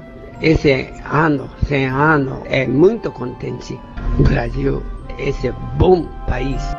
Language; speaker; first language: Portuguese; non-native, learner; Japanese